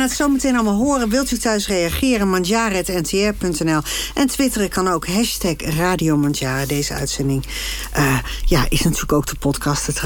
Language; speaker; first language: Dutch; native; Dutch